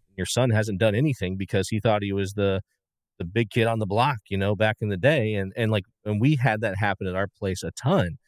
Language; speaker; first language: English; native; English